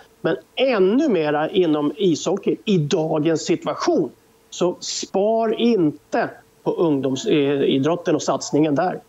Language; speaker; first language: Swedish; native; Swedish